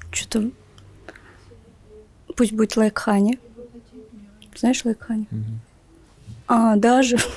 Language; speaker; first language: Russian; non-native, local second language; Turkmen